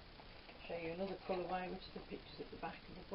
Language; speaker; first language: English; native; English